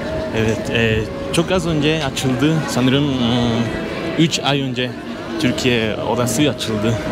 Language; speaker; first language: Turkish; non-native, fluent; Spanish